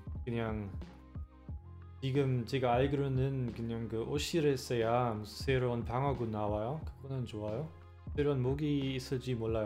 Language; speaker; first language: Korean; non-native, fluent; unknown